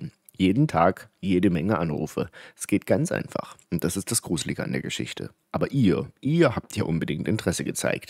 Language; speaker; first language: German; native; German